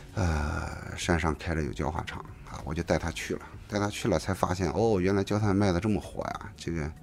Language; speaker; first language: Chinese; native; Chinese